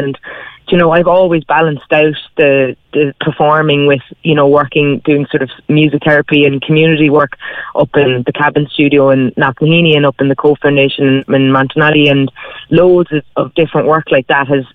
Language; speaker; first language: English; native; English